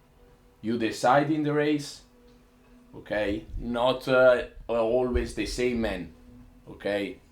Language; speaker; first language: English; non-native, learner; Italian